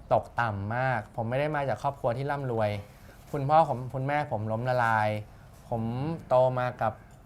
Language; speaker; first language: Thai; native; Thai